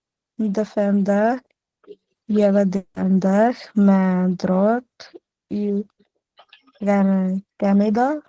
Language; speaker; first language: French; non-native, learner; Punjabi